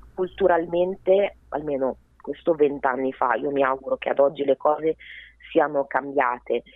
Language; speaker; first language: Italian; early bilingual, other home language; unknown